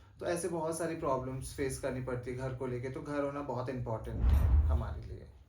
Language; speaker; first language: Hindi; non-native, local second language; Nepali